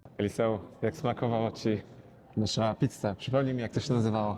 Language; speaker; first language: Polish; native; Polish